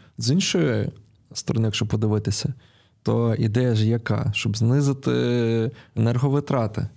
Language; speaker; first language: Ukrainian; non-native, local second language; Russian